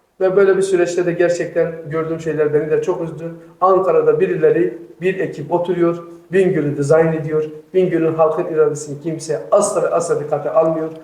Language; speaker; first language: Turkish; native; Turkish